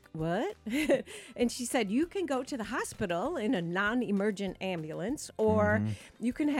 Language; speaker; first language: English; native; English